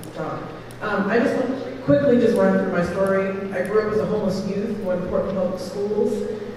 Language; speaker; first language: English; native; English